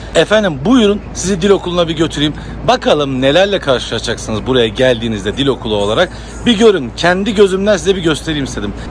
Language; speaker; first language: Turkish; native; Turkish